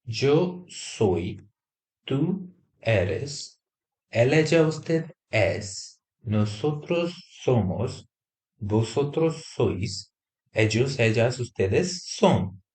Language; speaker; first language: Spanish; non-native, fluent; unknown